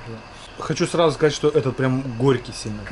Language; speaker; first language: Russian; native; Russian